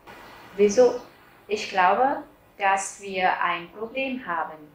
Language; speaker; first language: German; non-native, fluent; Vietnamese